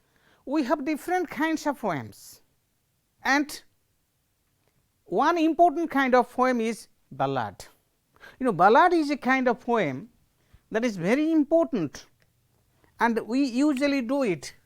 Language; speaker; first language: English; non-native, local second language; Odia